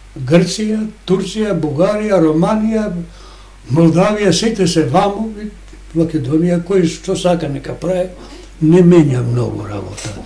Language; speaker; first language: Macedonian; non-native, local second language; Albanian